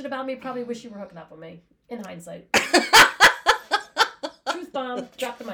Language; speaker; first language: English; native; English